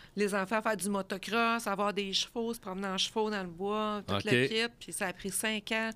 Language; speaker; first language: French; native; French